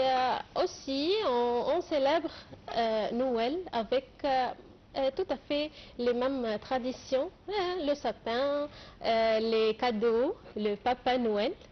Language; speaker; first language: French; non-native, fluent; Arabic